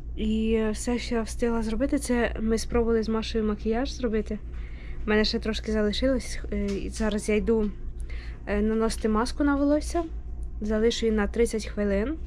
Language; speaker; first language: Ukrainian; native; Ukrainian